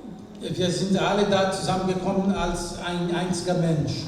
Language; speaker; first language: German; non-native, fluent; French